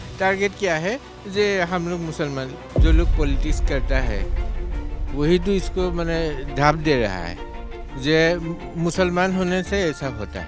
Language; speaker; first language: Hindi; non-native, local second language; Assamese